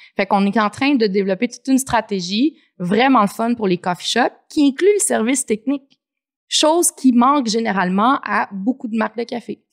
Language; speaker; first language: French; native; French